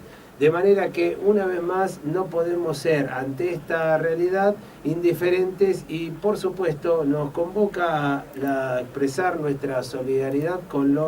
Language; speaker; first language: Spanish; native; Spanish